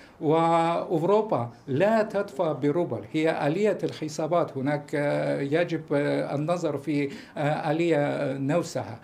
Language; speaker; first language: Arabic; non-native, fluent; Russian